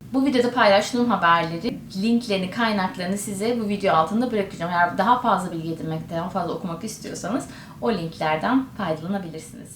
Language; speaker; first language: Turkish; native; Turkish